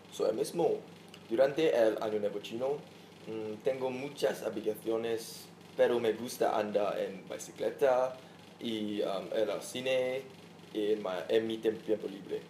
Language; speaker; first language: Spanish; non-native, learner; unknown